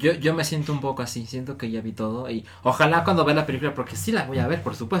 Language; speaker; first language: Spanish; native; Spanish